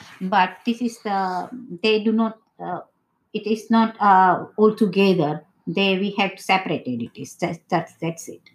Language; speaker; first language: English; non-native, local second language; Gujarati